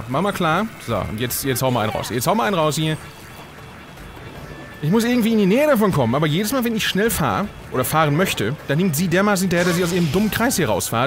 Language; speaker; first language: German; native; German